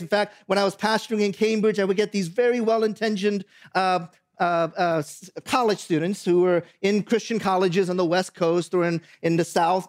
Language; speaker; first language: English; native; English